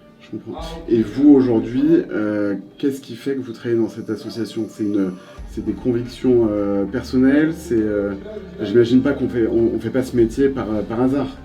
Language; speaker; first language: French; native; French